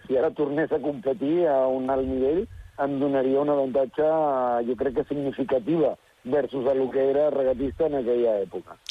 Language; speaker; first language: Catalan; early bilingual, other home language; Spanish